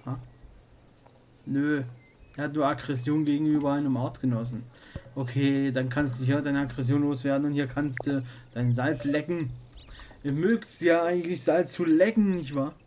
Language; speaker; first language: German; native; German